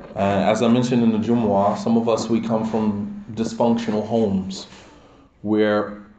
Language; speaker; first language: English; native; English